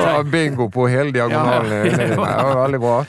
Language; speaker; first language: Norwegian; native; Norwegian